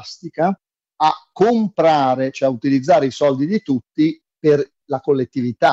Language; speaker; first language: Italian; native; Italian